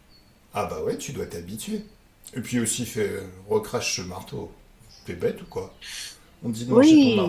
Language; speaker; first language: French; native; French